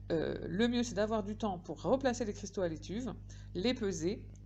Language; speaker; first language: French; native; French